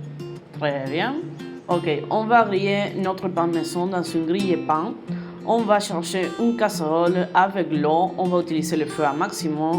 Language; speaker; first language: French; non-native, fluent; Spanish